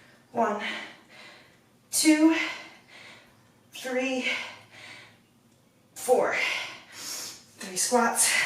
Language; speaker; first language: English; native; English